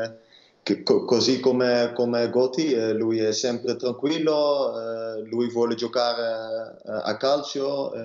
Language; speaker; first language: Italian; non-native, learner; Dutch